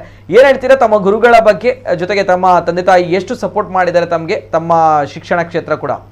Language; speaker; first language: Kannada; native; Kannada